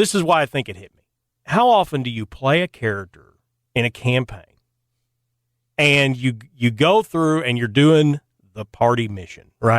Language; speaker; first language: English; native; English